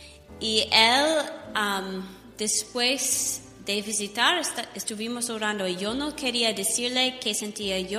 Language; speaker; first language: Spanish; non-native, fluent; English